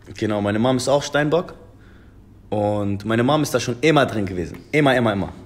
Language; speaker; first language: German; early bilingual, other home language; Persian